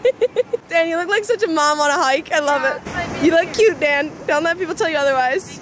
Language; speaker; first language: English; native; English